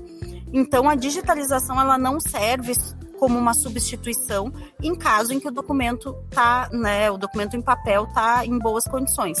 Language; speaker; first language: Portuguese; native; Portuguese